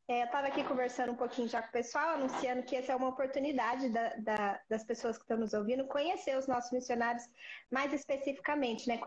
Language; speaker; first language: Portuguese; native; Portuguese